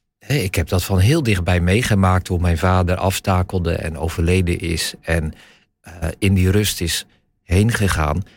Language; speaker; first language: Dutch; native; Dutch